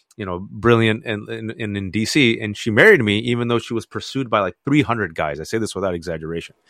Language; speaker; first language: English; native; English